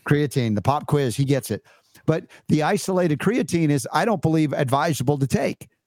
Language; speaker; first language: English; native; English